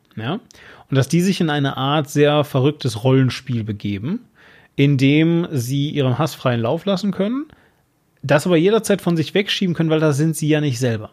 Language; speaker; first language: German; native; German